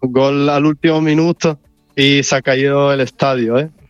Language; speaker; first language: Spanish; non-native, fluent; Italian